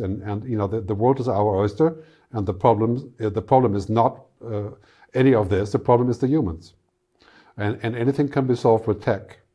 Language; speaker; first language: English; non-native, fluent; German